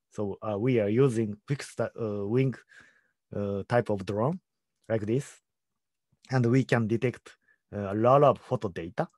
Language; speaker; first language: English; non-native, learner; Japanese